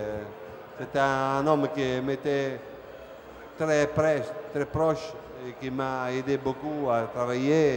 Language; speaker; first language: French; non-native, fluent; Italian